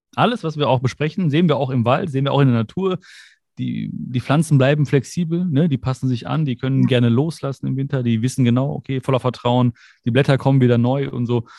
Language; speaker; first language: German; early bilingual, other home language; Malayalam